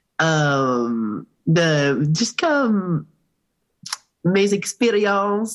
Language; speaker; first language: French; non-native, learner; English